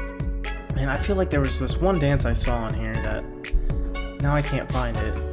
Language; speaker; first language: English; native; English